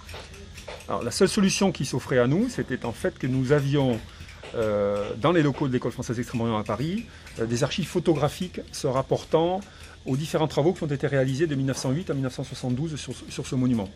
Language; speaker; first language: French; native; French